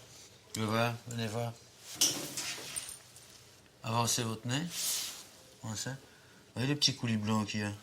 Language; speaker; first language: French; native; French